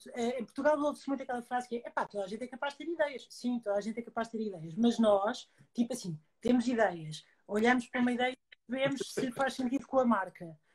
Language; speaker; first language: Portuguese; native; Portuguese